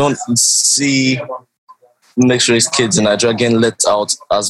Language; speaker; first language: English; non-native, local second language; Yoruba